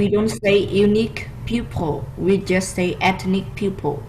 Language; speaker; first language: English; non-native, learner; Vietnamese